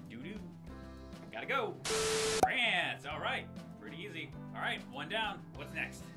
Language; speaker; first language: English; native; English